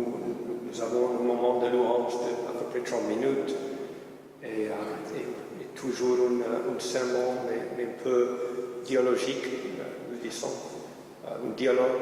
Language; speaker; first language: French; non-native, fluent; English